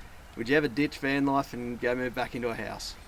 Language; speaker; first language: English; native; English